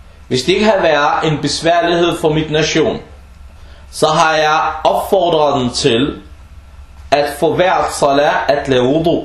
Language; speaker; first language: Danish; early bilingual, other home language; Arabic